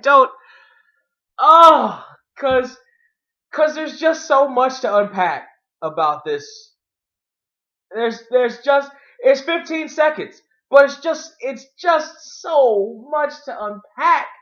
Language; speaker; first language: English; native; English